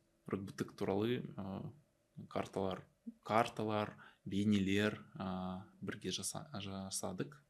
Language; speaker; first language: Kazakh; non-native, learner; Russian